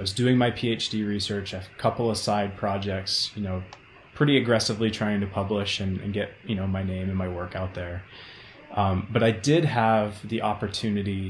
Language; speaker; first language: English; native; English